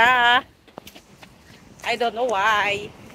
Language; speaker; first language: English; non-native, local second language; Cebuano